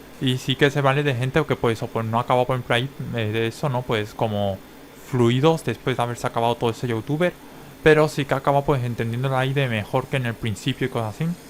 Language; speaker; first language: Spanish; native; Spanish